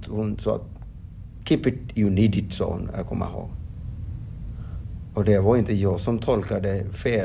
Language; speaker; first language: Swedish; non-native, fluent; Odia